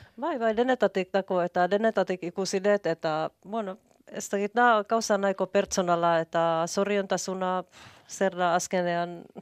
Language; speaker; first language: Basque; non-native, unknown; Finnish